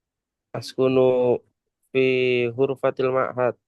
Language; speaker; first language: Arabic; non-native, learner; Indonesian